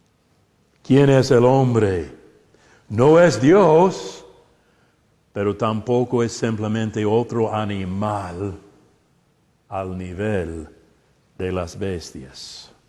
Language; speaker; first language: Spanish; non-native, fluent; English